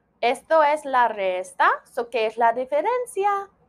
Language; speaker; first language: Spanish; non-native, fluent; English